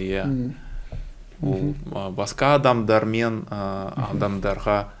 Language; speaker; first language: Kazakh; non-native, learner; Russian